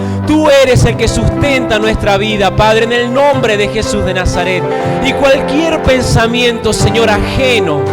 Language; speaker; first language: Spanish; native; Spanish